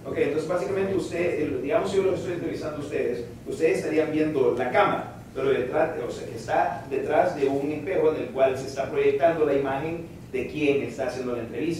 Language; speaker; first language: Spanish; native; Spanish